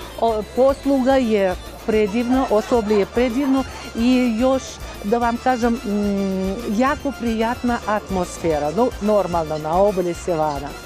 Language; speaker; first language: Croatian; non-native, fluent; Russian